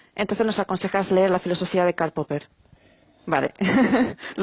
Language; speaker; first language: Spanish; native; Spanish